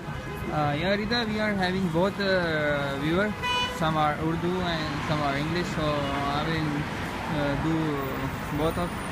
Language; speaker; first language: English; non-native, fluent; Urdu